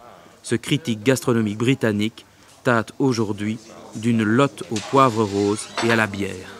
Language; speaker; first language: French; native; French